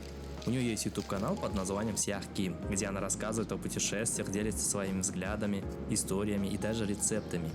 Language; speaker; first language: Russian; native; Russian